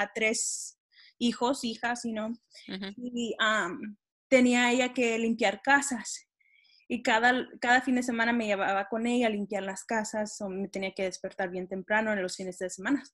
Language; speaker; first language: Spanish; early bilingual, heritage; Spanish